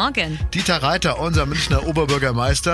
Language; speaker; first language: German; native; German